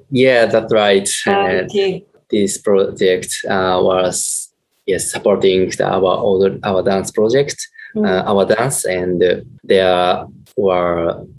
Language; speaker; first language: English; non-native, learner; Japanese